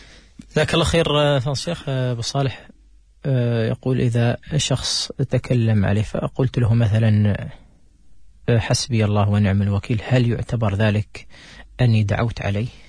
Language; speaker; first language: Arabic; native; Arabic